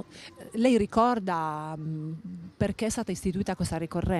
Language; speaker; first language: Italian; native; Italian